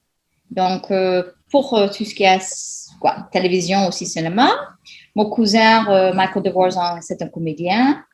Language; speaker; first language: French; non-native, fluent; English